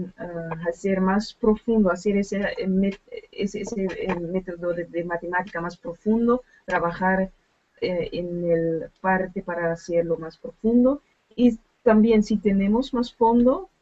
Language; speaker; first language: Spanish; non-native, learner; Dutch